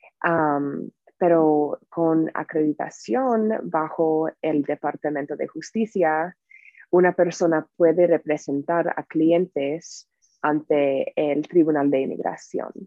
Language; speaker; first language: Spanish; non-native, fluent; English